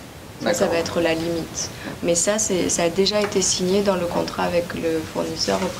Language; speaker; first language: French; native; French